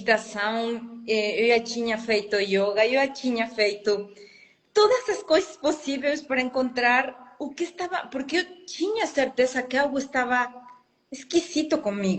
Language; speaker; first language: Portuguese; non-native, fluent; Spanish